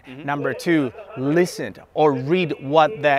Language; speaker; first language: English; non-native, fluent; Spanish